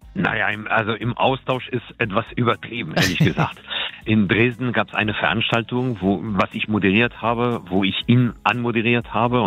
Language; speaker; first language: German; non-native, fluent; French